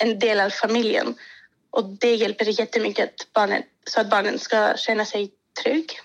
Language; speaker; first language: Swedish; non-native, fluent; Greek